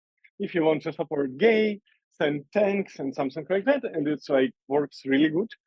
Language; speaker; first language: English; non-native, fluent; Ukrainian